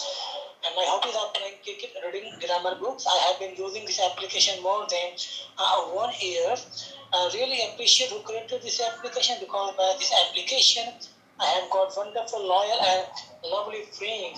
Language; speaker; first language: English; non-native, local second language; Urdu